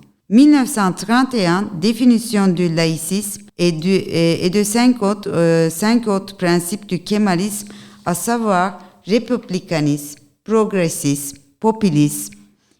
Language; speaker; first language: French; non-native, learner; Turkish